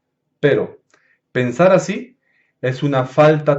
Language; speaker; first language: Spanish; native; Spanish